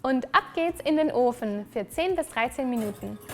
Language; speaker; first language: German; native; German